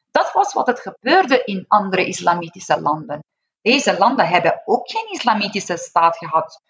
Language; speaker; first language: Dutch; non-native, fluent; Persian